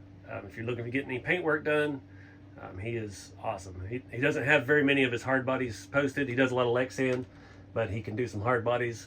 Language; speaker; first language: English; native; English